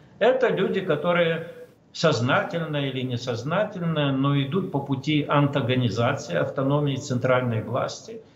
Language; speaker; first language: Russian; non-native, local second language; Romanian